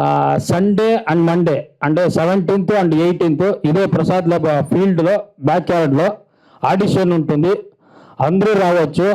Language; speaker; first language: Telugu; non-native, learner; Kannada